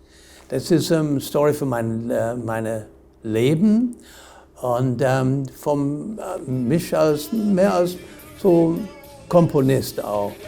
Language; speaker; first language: German; non-native, fluent; English